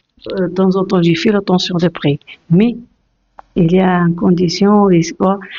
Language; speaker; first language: French; non-native, learner; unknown